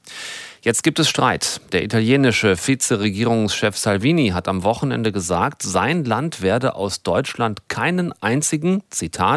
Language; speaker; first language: German; native; German